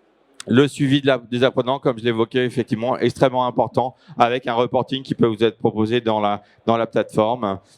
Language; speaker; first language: French; native; French